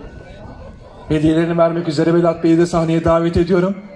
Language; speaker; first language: Turkish; native; Turkish